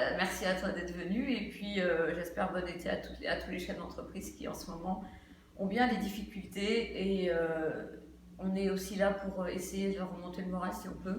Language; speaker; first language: French; native; French